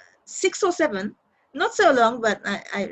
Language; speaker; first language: English; non-native, learner; Japanese